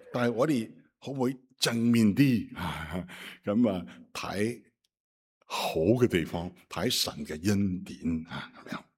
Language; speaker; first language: Cantonese; non-native, fluent; Chinese